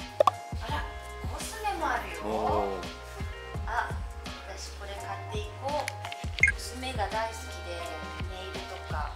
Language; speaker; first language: Japanese; native; Japanese